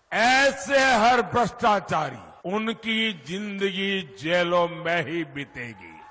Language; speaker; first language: Hindi; non-native, local second language; Gujarati